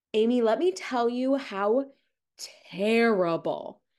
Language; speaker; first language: English; native; English